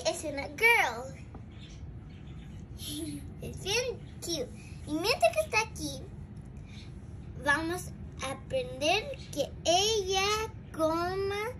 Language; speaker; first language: Spanish; early bilingual, heritage; Spanish